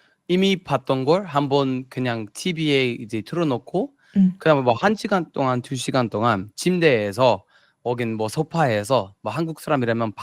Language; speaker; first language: Korean; non-native, fluent; English